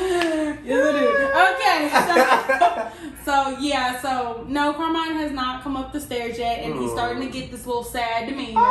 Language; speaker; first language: English; native; English